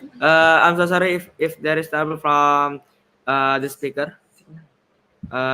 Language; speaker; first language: English; non-native, learner; Indonesian